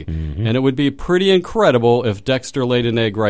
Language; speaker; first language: English; native; English